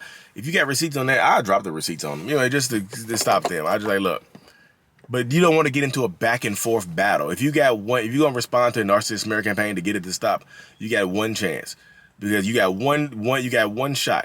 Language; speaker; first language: English; native; English